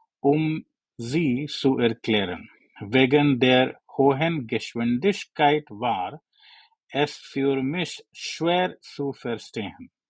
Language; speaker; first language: German; non-native, learner; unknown